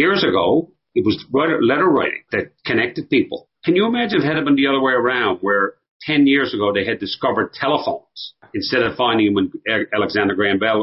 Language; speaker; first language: English; native; English